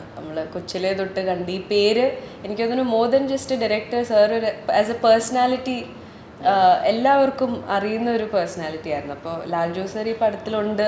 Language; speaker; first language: Malayalam; early bilingual, heritage; Malayalam